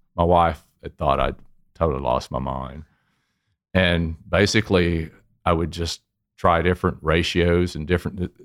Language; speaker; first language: English; native; English